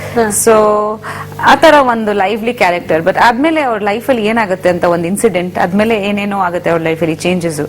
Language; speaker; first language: Kannada; non-native, fluent; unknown